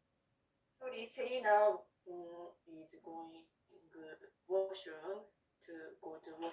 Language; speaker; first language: English; non-native, learner; Japanese